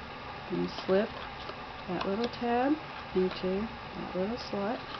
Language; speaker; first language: English; native; English